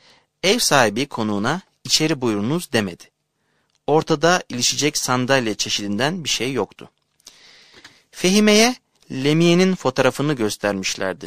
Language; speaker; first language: Turkish; native; Turkish